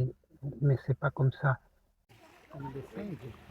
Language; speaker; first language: French; non-native, fluent; Spanish